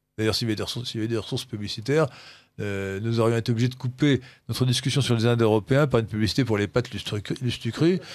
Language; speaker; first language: French; native; French